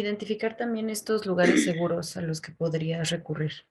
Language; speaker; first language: Spanish; native; Spanish